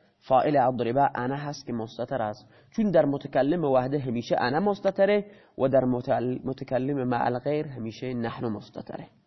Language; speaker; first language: Persian; non-native, local second language; Baluchi